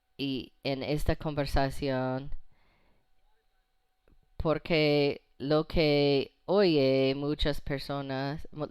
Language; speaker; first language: Spanish; non-native, fluent; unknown